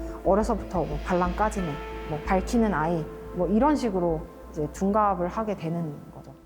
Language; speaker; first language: Korean; native; Korean